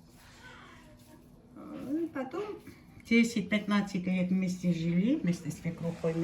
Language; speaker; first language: Russian; non-native, local second language; Georgian